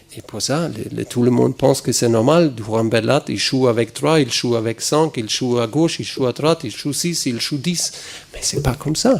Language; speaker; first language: French; non-native, fluent; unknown